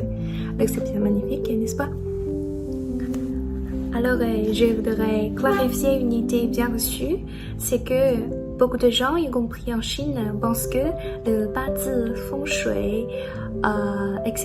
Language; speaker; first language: French; non-native, learner; Chinese